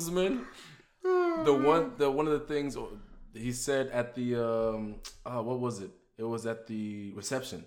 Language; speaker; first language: English; native; English